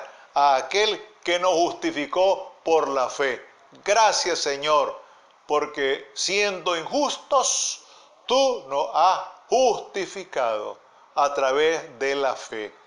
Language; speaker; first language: Spanish; native; Spanish